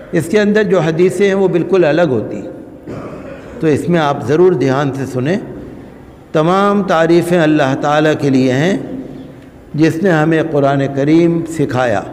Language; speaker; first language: Urdu; native; Urdu